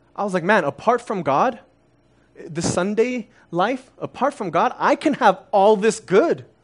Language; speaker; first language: English; early bilingual, other home language; Korean